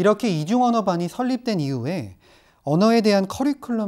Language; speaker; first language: Korean; native; Korean